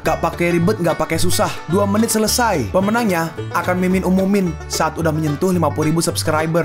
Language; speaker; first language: Indonesian; native; Indonesian